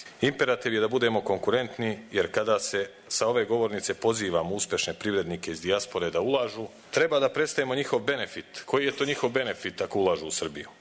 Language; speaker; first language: Serbian; native; Serbian